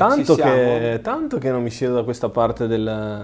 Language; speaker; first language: Italian; native; Italian